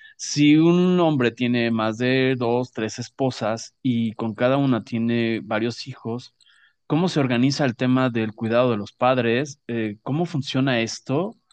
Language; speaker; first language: Spanish; native; Spanish